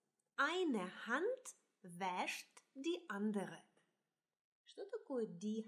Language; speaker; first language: German; non-native, fluent; Russian